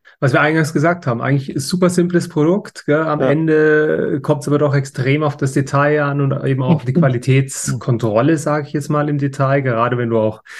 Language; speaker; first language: German; native; German